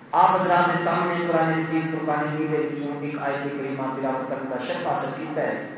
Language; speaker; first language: Urdu; non-native, local second language; Punjabi